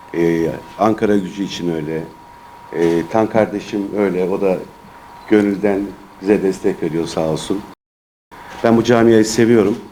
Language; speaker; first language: Turkish; native; Turkish